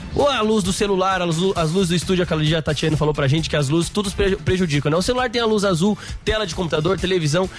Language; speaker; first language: Portuguese; native; Portuguese